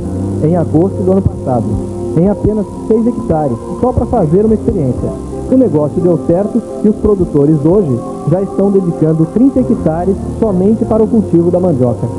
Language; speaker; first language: Portuguese; native; Portuguese